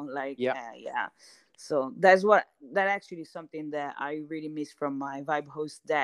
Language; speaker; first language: English; non-native, fluent; Italian